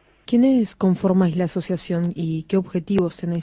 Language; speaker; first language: Spanish; native; Spanish